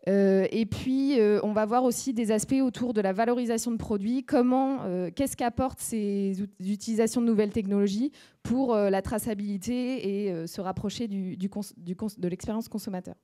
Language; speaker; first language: French; native; French